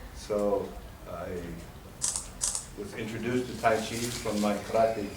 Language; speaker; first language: English; non-native, learner; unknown